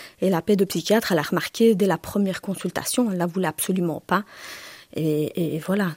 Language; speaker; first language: French; early bilingual, other home language; Turkish